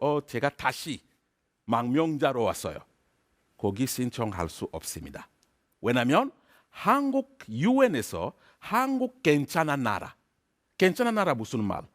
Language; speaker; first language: Korean; non-native, learner; French